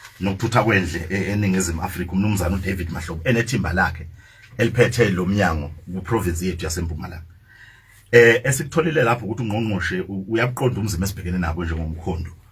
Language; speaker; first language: Zulu; native; Zulu